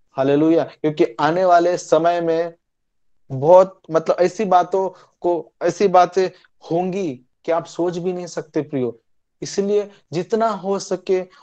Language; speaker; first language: Hindi; non-native, local second language; Marathi